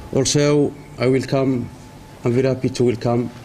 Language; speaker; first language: English; non-native, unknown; Arabic